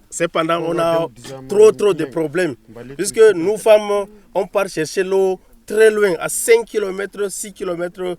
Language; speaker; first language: French; non-native, local second language; Fula